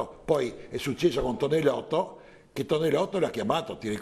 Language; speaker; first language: Italian; native; Italian